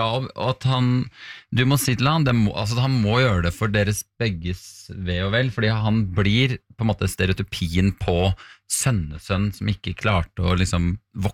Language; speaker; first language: Norwegian; native; Norwegian